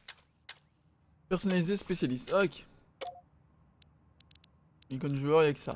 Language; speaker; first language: French; native; French